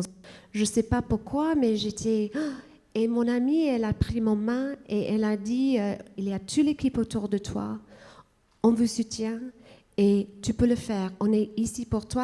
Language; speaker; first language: French; non-native, fluent; English